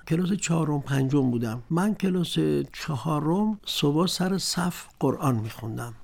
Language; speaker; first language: Persian; non-native, local second language; Azerbaijani